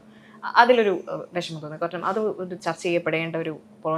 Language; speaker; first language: Malayalam; native; Malayalam